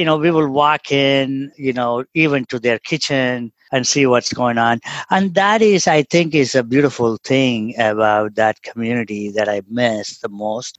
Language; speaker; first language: English; non-native, local second language; Tamil